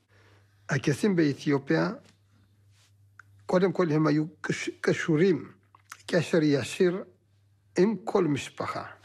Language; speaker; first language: Hebrew; non-native, fluent; Amharic